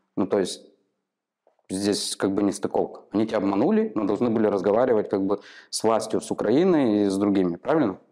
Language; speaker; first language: Russian; non-native, local second language; Ukrainian